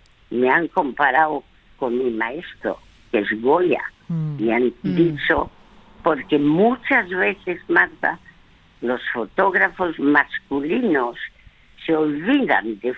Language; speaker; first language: Spanish; early bilingual, other home language; French